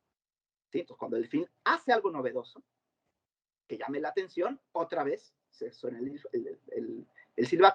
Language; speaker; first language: Spanish; native; Spanish